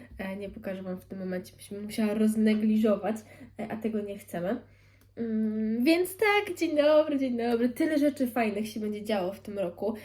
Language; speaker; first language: Polish; early bilingual, heritage; Polish